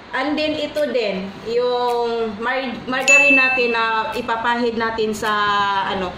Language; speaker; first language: Filipino; non-native, local second language; Cebuano